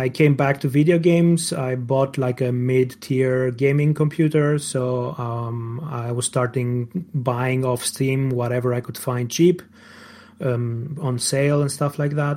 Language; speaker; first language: English; non-native, fluent; Greek